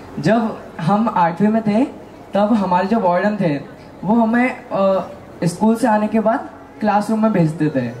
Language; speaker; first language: Hindi; native; Hindi